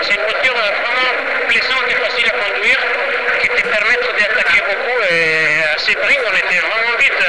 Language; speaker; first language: French; non-native, fluent; Italian